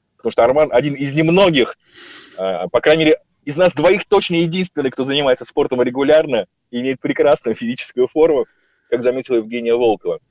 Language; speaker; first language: Russian; native; Russian